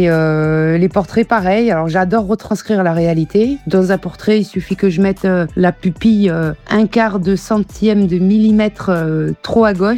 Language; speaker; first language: French; early bilingual, other home language; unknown